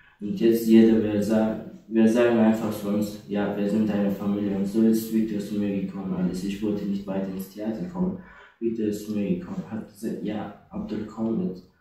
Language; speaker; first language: German; non-native, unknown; Persian